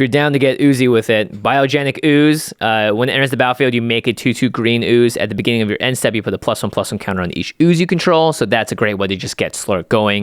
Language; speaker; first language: English; native; English